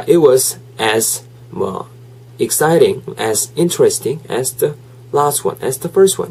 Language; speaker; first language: English; non-native, fluent; Korean